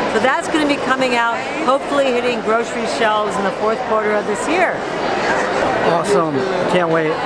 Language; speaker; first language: English; non-native, fluent; French